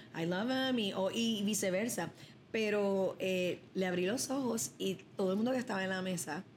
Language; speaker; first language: Spanish; early bilingual, other home language; English